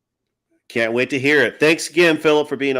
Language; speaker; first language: English; native; English